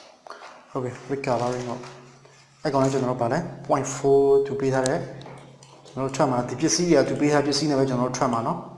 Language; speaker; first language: Burmese; native; Burmese